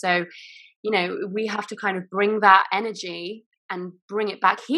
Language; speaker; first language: English; native; English